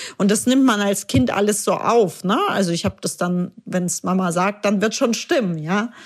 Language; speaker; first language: German; early bilingual, other home language; Russian